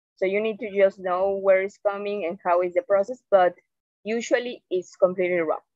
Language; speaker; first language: English; non-native, fluent; Spanish